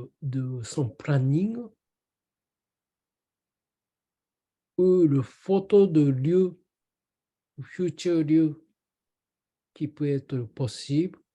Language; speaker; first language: French; non-native, learner; Japanese